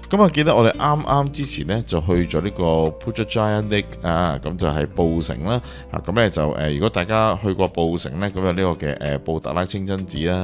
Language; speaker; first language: Cantonese; native; Cantonese